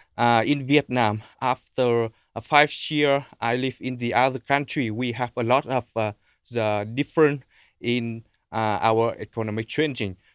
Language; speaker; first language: English; non-native, learner; Vietnamese